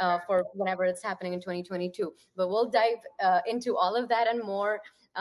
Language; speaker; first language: English; non-native, local second language; Punjabi